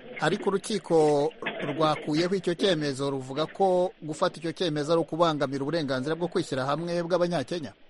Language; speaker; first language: Kinyarwanda; native; Kinyarwanda